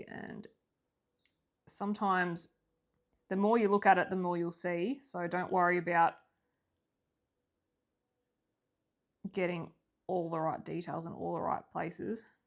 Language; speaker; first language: English; native; English